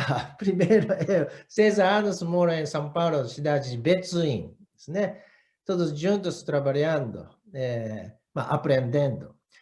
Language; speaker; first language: Portuguese; non-native, learner; Japanese